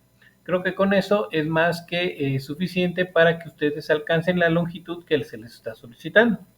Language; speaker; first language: Spanish; native; Spanish